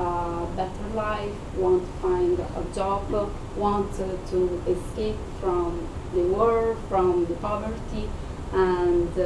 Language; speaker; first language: English; non-native, fluent; Italian